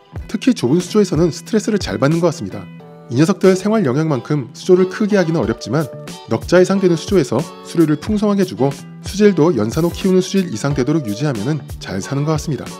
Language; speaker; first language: Korean; native; Korean